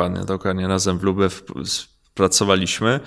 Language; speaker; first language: Polish; early bilingual, heritage; Polish